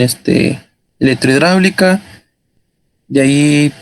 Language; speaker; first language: Spanish; native; Spanish